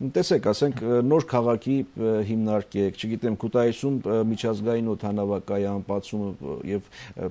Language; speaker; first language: Armenian; native; Armenian